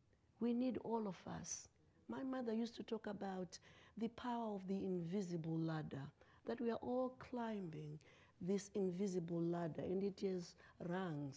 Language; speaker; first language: English; non-native, local second language; Shona